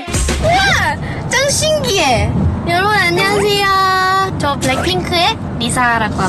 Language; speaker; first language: Korean; non-native, fluent; Thai